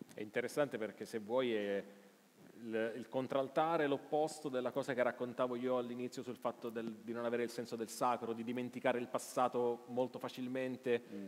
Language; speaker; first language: Italian; native; Italian